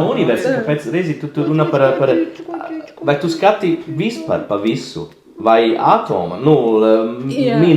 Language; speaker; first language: Latvian; non-native, learner; Italian